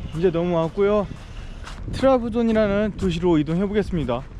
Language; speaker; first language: Korean; native; Korean